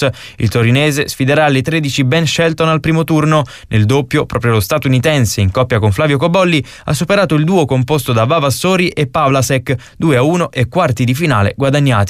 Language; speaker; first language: Italian; native; Italian